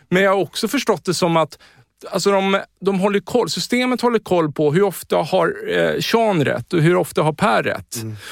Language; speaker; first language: Swedish; native; Swedish